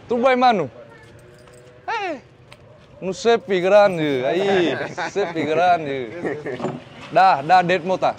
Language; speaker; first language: Portuguese; non-native, learner; Vietnamese